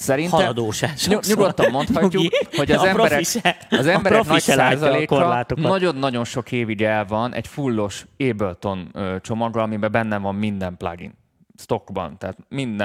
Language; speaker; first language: Hungarian; native; Hungarian